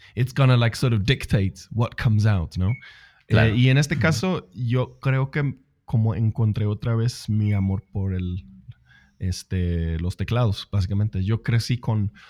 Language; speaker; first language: Spanish; non-native, fluent; Swedish